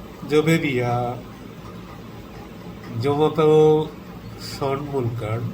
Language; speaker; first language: French; non-native, learner; Bangla